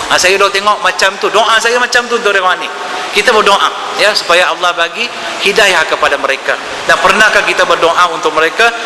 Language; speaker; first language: Malay; non-native, local second language; Tamil